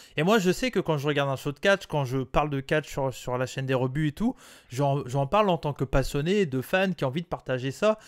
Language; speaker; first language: French; native; French